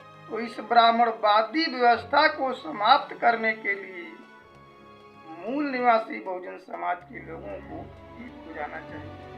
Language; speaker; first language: Hindi; native; Hindi